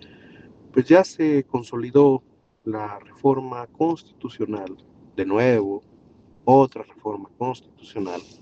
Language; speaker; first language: Spanish; native; Spanish